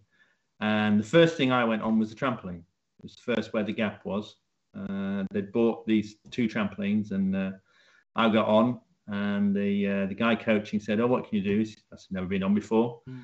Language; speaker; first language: English; native; English